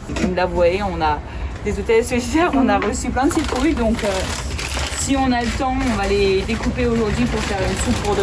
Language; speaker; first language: French; native; French